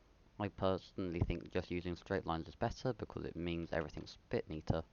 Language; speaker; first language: English; native; English